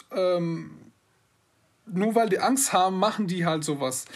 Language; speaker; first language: German; non-native, fluent; Arabic